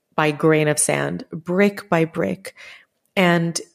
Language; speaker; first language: English; native; English